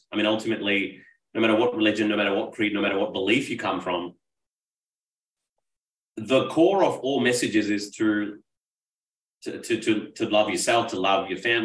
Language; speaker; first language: English; non-native, local second language; Urdu